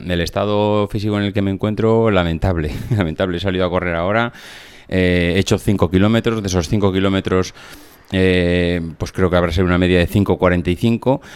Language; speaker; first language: Spanish; native; Spanish